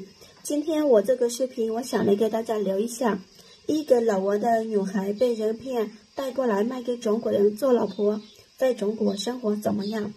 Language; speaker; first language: Chinese; non-native, fluent; Lao